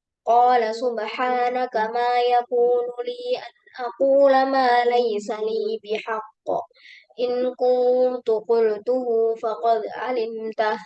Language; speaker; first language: Arabic; non-native, learner; Indonesian